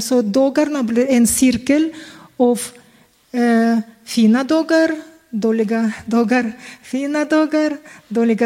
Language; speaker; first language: Swedish; non-native, fluent; Kazakh